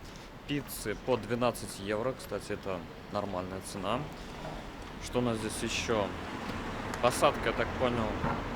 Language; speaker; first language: Russian; native; Russian